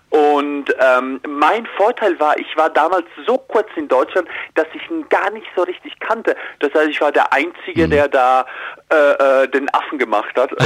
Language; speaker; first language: German; early bilingual, heritage; Croatian